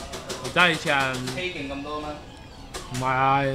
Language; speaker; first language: Chinese; native; Chinese